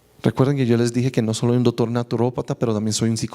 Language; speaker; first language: Spanish; native; Spanish